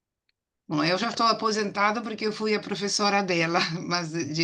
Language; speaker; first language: Portuguese; non-native, fluent; Spanish